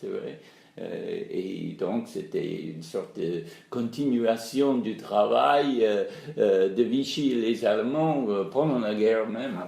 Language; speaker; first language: French; non-native, fluent; English